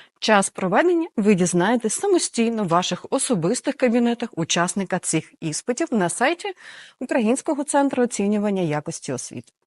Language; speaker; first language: Ukrainian; native; Ukrainian